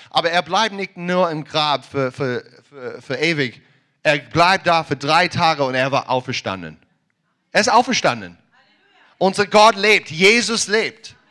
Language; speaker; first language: German; non-native, learner; English